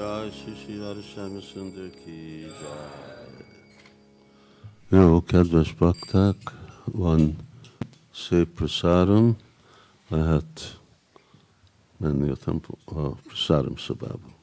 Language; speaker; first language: Hungarian; early bilingual, heritage; Hungarian